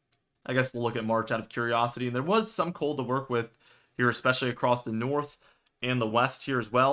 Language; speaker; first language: English; native; English